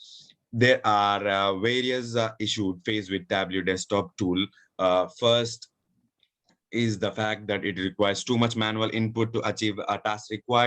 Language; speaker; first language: English; non-native, local second language; Urdu